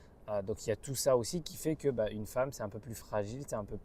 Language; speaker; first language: French; native; French